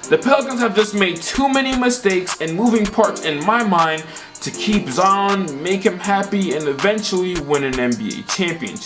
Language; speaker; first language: English; native; English